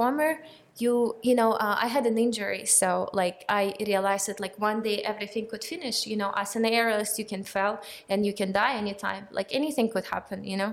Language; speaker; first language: English; non-native, fluent; Russian